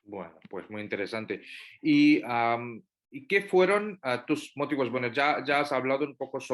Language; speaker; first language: Spanish; non-native, fluent; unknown